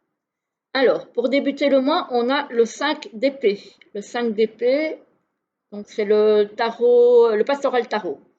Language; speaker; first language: French; native; French